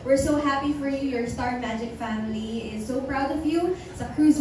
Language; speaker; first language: English; non-native, local second language; Filipino